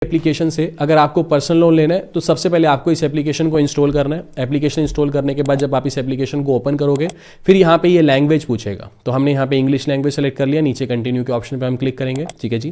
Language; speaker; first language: Hindi; native; Hindi